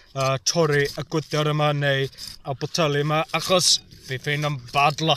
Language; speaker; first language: Welsh; non-native, local second language; English